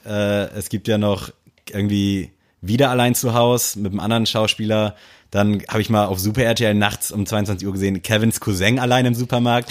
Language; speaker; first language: German; native; German